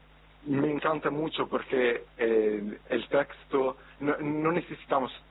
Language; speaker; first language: Spanish; non-native, fluent; Italian